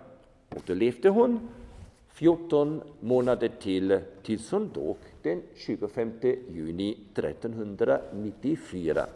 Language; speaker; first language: Swedish; non-native, fluent; German